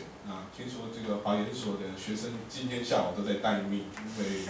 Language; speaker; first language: Chinese; native; Chinese